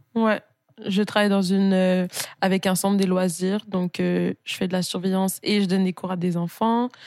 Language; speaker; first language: French; native; French